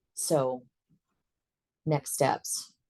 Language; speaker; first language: English; native; English